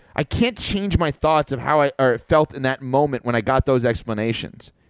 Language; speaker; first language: English; native; English